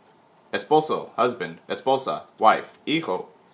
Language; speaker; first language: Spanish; non-native, learner; English